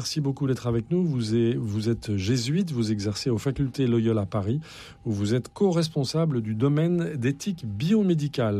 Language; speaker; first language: French; native; French